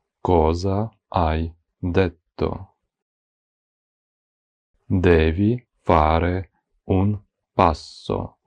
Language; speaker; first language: Italian; non-native, fluent; Ukrainian